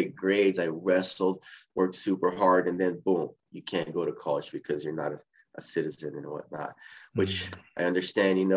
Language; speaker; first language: English; early bilingual, other home language; Portuguese